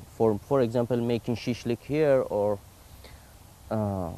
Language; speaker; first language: English; non-native, learner; Persian